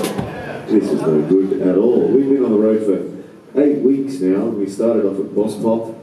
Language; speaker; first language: English; native; English